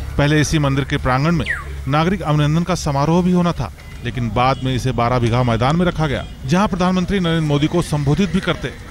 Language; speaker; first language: Hindi; native; Hindi